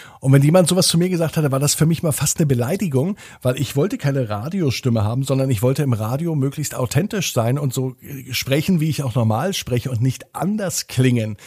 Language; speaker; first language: German; native; German